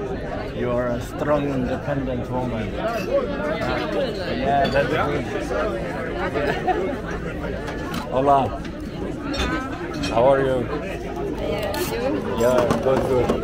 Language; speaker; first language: English; non-native, fluent; Swedish